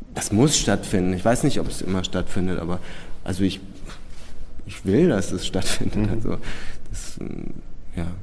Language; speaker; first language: German; early bilingual, other home language; Czech